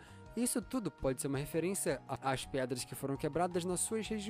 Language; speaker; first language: Portuguese; native; Portuguese